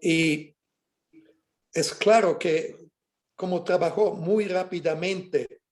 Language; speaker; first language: Spanish; non-native, fluent; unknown